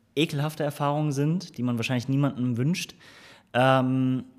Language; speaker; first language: German; early bilingual, other home language; Turkish